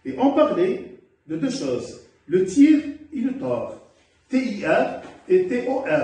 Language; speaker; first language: French; non-native, local second language; Arabic